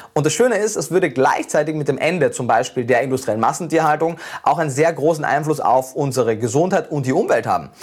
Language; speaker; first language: German; native; German